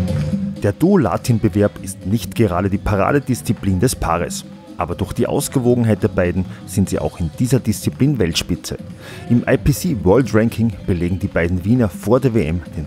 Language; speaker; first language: German; native; German